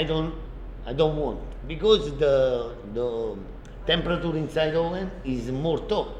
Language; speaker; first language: English; non-native, learner; Italian